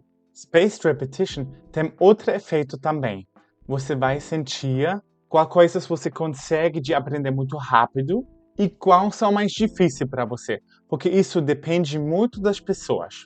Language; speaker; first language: Portuguese; non-native, fluent; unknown